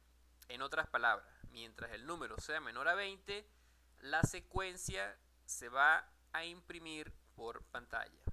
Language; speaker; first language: Spanish; native; Spanish